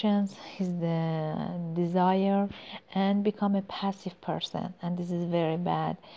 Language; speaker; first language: English; non-native, learner; Persian